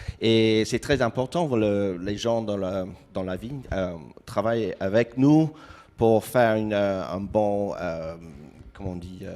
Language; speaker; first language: French; non-native, learner; English